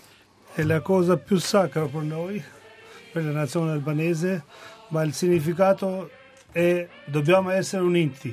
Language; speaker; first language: Italian; non-native, fluent; Albanian